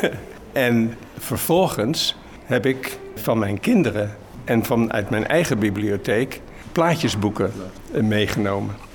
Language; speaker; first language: Dutch; native; Dutch